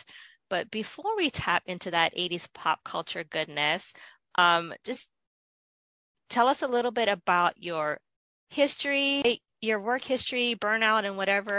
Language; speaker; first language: English; native; English